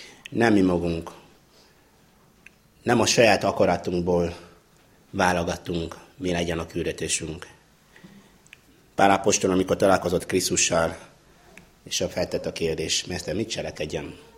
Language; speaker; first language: Hungarian; non-native, fluent; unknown